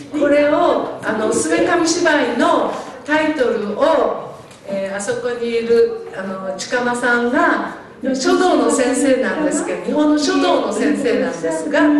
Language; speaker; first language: Japanese; native; Japanese